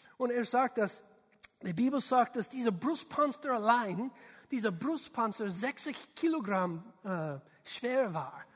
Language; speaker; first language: German; non-native, fluent; English